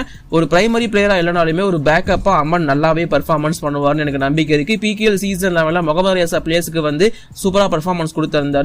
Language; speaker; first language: Tamil; native; Tamil